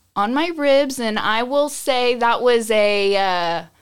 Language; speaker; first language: English; native; English